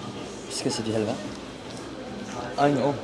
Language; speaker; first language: French; early bilingual, heritage; Turkish